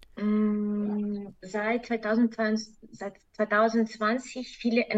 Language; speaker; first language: German; non-native, fluent; Russian